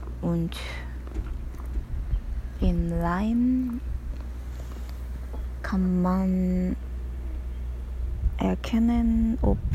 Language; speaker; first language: German; non-native, learner; Japanese